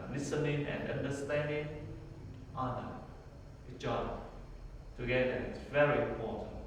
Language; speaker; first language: English; non-native, learner; Vietnamese